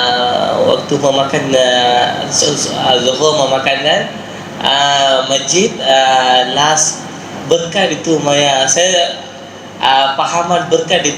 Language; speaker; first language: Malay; non-native, local second language; Tamil